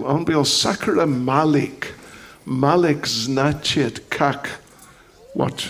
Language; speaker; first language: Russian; non-native, fluent; English